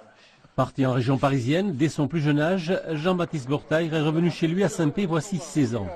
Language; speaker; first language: French; native; French